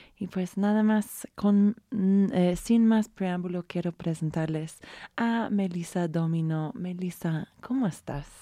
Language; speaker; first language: Spanish; non-native, fluent; English